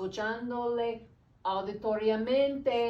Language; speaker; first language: Spanish; non-native, learner; English